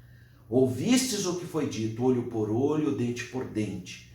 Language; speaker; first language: Portuguese; native; Portuguese